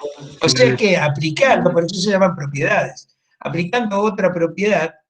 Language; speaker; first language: Spanish; native; Spanish